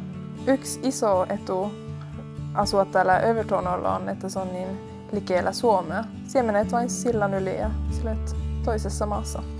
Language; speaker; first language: Finnish; non-native, local second language; Swedish